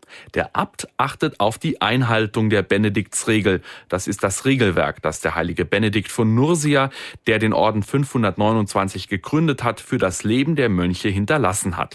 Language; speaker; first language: German; native; German